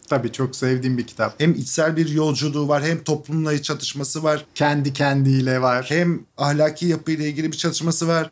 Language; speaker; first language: Turkish; native; Turkish